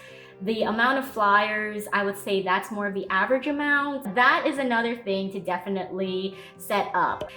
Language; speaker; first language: English; native; English